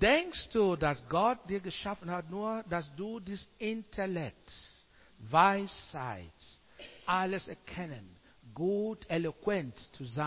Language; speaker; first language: German; non-native, learner; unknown